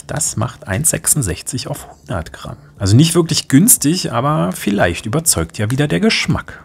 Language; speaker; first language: German; native; German